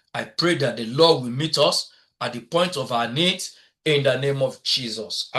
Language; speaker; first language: English; non-native, local second language; Yoruba